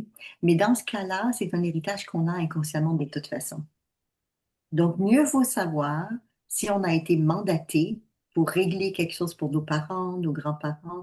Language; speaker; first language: French; native; French